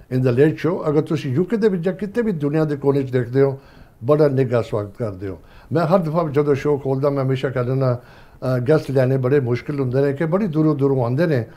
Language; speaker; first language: Punjabi; native; Punjabi